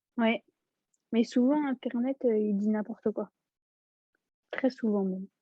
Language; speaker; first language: French; early bilingual, other home language; Portuguese